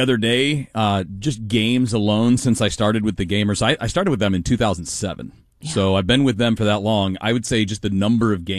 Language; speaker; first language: English; native; English